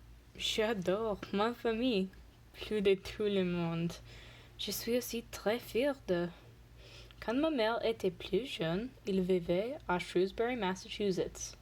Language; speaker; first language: French; non-native, learner; English